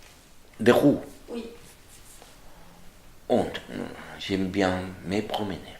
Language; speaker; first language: French; non-native, fluent; Spanish